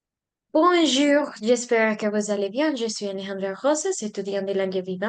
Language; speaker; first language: French; non-native, learner; Spanish